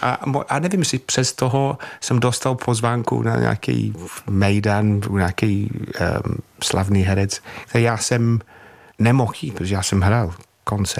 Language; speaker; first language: Czech; non-native, fluent; English